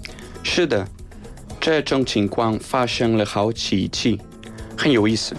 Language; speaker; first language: Chinese; non-native, fluent; Spanish